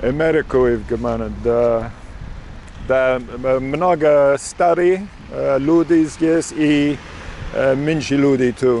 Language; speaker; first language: Russian; non-native, learner; English